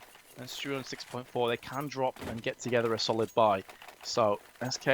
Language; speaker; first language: English; native; English